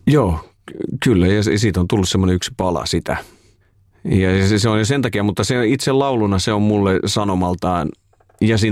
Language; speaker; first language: Finnish; native; Finnish